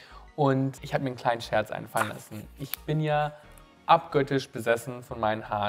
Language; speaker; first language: German; native; German